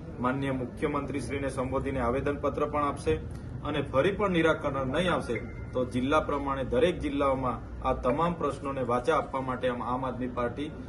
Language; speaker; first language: Gujarati; non-native, local second language; Vasavi